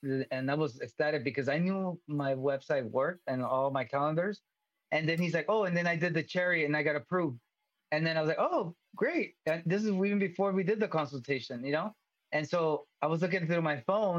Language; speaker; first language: English; early bilingual, other home language; Spanish